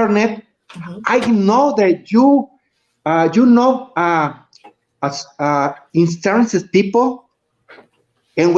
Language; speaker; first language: English; non-native, learner; Spanish